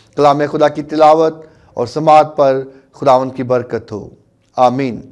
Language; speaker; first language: Urdu; non-native, local second language; Punjabi